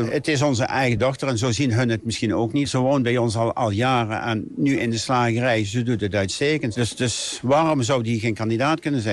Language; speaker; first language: Dutch; native; Dutch